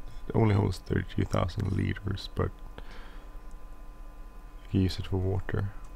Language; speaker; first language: English; non-native, fluent; Swedish